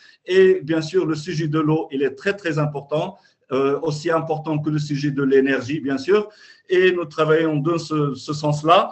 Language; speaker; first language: French; non-native, local second language; Arabic